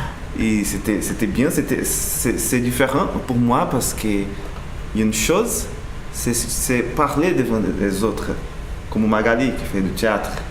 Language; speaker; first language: French; non-native, learner; Portuguese